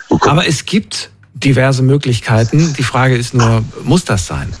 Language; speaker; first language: German; native; German